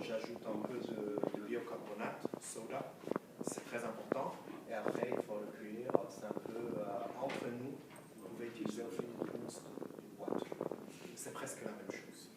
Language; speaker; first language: French; non-native, fluent; Hebrew